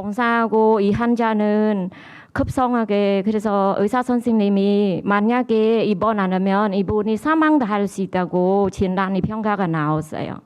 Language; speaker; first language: Korean; non-native, learner; Khmer